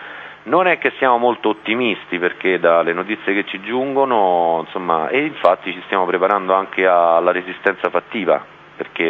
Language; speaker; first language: Italian; native; Italian